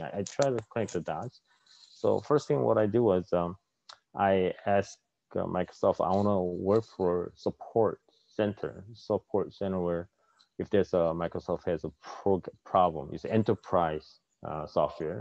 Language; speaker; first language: English; non-native, fluent; Korean